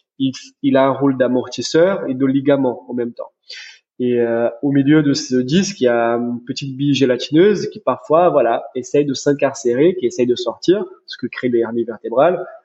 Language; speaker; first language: French; non-native, fluent; Portuguese